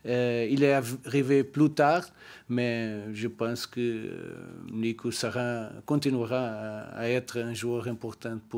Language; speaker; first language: French; non-native, learner; Portuguese